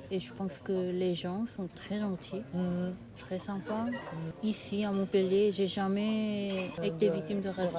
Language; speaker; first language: French; non-native, learner; Korean